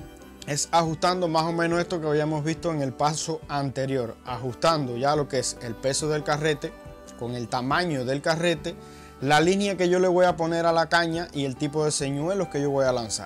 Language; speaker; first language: Spanish; native; Spanish